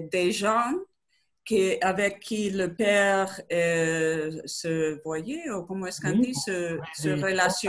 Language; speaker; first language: French; non-native, learner; Spanish